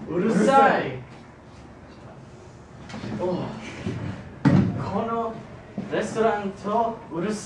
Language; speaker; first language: Japanese; non-native, learner; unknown